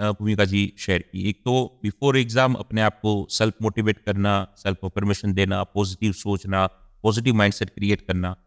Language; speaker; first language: Hindi; non-native, local second language; Gujarati